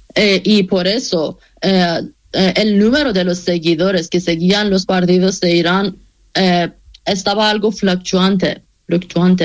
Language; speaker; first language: Spanish; non-native, fluent; Persian